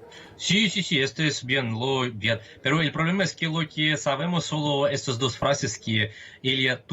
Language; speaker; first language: Spanish; non-native, fluent; Russian